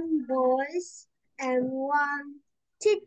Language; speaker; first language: English; non-native, learner; Vietnamese